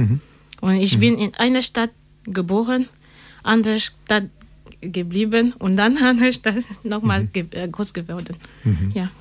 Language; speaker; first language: German; non-native, learner; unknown